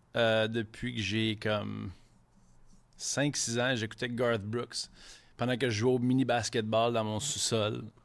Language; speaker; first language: French; native; French